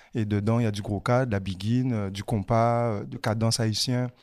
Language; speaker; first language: French; native; French